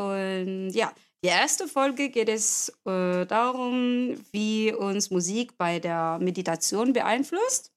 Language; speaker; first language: German; non-native, learner; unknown